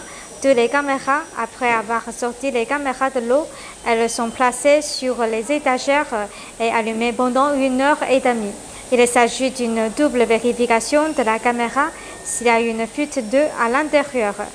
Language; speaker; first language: French; non-native, learner; Chinese